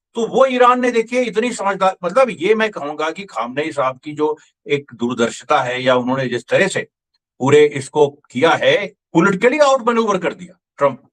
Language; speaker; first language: Hindi; native; Hindi